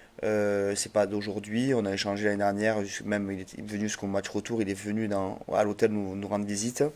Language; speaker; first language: French; native; French